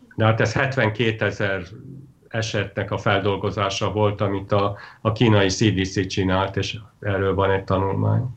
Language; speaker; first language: Hungarian; native; Hungarian